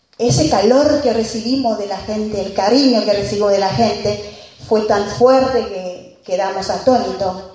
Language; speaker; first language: Spanish; non-native, fluent; Haitian Creole